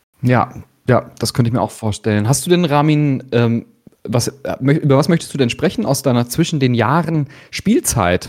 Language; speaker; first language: German; native; German